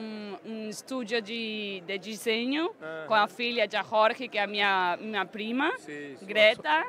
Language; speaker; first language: Portuguese; early bilingual, heritage; Spanish